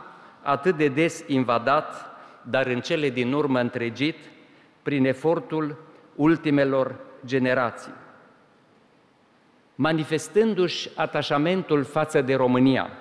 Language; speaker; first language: Romanian; native; Romanian